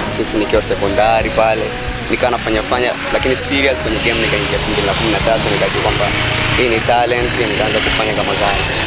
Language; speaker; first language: Swahili; native; Swahili